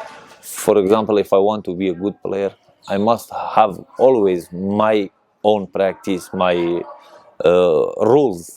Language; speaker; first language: English; non-native, learner; Persian